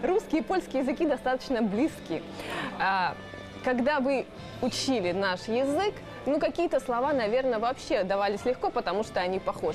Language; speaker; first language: Russian; native; Russian